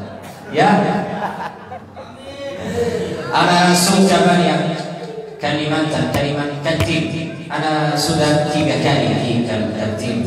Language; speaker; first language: Indonesian; non-native, learner; Arabic